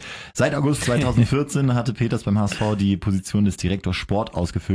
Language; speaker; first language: German; native; German